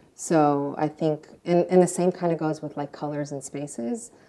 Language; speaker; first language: English; early bilingual, other home language; Russian